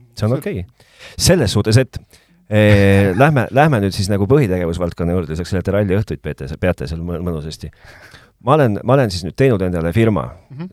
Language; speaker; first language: Estonian; native; Estonian